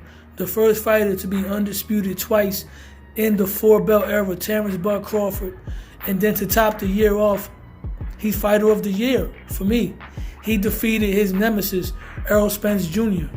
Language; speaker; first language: English; native; English